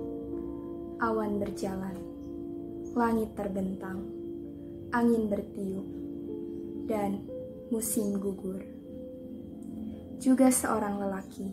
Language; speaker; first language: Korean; non-native, learner; Indonesian